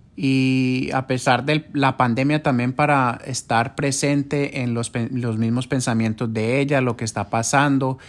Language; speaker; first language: Spanish; early bilingual, heritage; Spanish